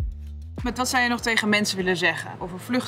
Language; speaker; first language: Dutch; native; Dutch